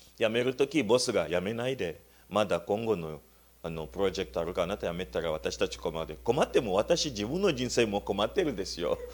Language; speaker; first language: Japanese; non-native, learner; Luba-Lulua